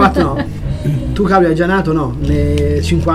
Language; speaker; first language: Italian; native; Italian